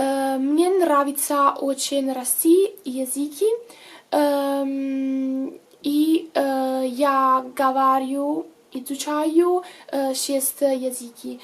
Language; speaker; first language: Russian; non-native, learner; Italian